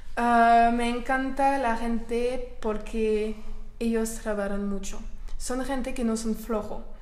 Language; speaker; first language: Spanish; non-native, learner; French